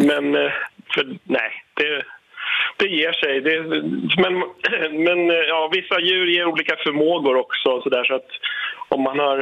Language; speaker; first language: Swedish; native; Swedish